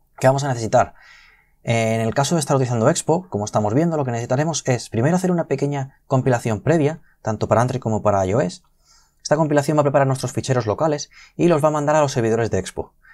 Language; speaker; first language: Spanish; native; Spanish